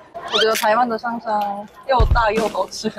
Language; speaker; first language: Chinese; non-native, fluent; Korean